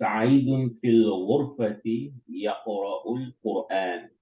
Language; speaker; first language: Arabic; non-native, learner; English